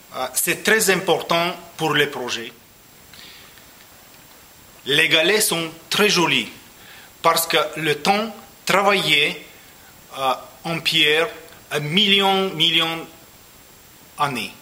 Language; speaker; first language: French; non-native, learner; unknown